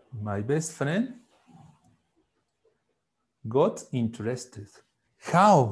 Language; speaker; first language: English; non-native, fluent; Spanish